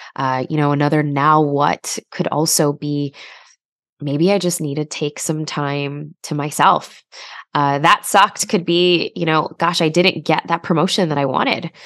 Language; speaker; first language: English; native; English